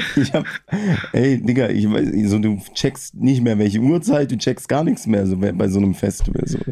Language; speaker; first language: German; native; German